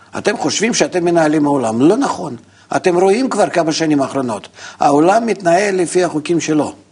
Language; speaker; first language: Hebrew; non-native, fluent; Russian